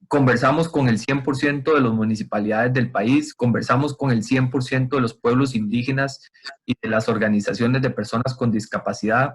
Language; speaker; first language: Spanish; native; Spanish